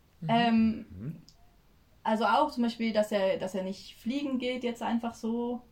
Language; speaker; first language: German; native; German